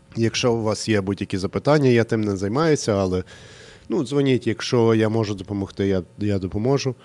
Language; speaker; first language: Ukrainian; early bilingual, heritage; Ukrainian